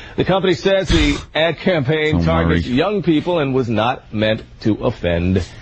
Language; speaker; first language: English; native; English